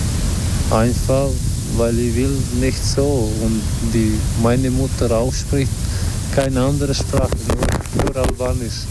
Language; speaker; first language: German; non-native, learner; Albanian